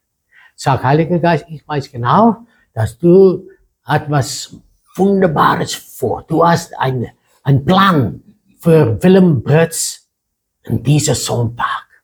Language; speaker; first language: German; non-native, fluent; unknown